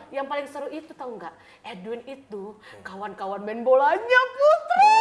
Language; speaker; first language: Indonesian; native; Indonesian